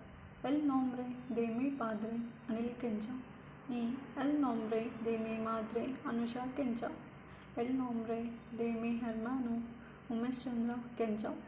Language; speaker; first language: Spanish; non-native, learner; Telugu